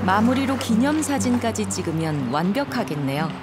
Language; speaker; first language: Korean; native; Korean